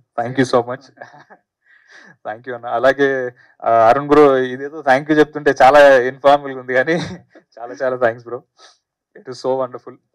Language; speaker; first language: Telugu; native; Telugu